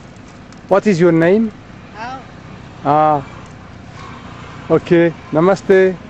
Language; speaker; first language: English; non-native, learner; Berber languages